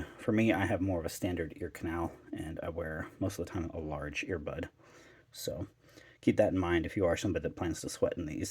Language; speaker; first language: English; native; English